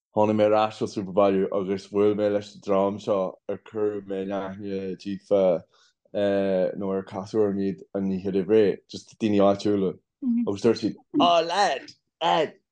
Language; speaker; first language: Irish; non-native, local second language; English